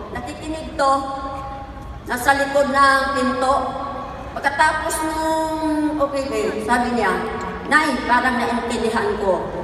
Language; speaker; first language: Filipino; non-native, local second language; Cebuano